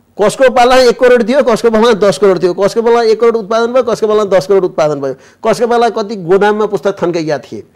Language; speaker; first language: Nepali; native; Nepali